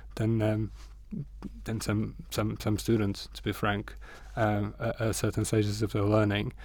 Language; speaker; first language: English; non-native, fluent; Portuguese